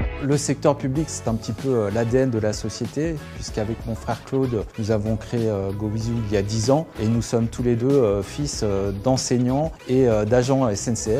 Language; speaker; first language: French; native; French